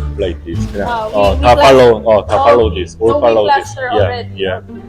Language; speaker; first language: English; non-native, learner; Korean